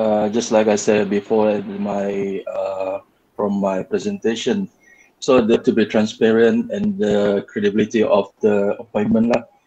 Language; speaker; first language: English; non-native, local second language; Malay